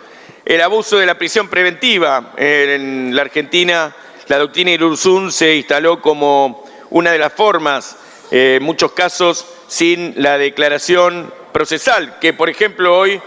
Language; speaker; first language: Spanish; native; Spanish